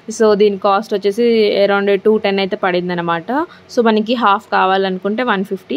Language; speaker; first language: Telugu; non-native, local second language; Lambadi